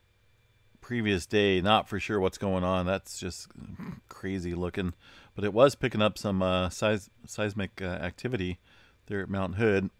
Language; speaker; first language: English; native; English